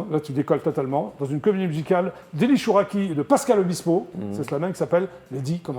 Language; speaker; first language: French; native; French